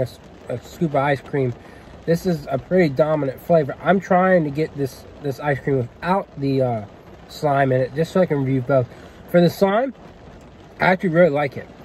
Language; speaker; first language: English; native; English